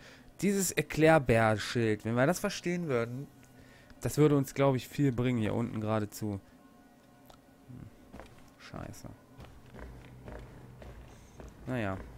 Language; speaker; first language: German; native; German